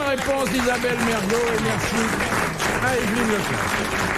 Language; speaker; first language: French; native; French